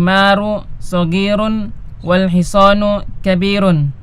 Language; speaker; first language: Arabic; non-native, learner; Indonesian